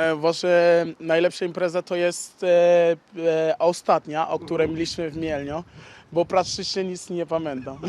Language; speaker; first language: Polish; non-native, learner; Portuguese